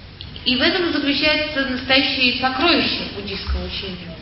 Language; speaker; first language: Russian; native; Russian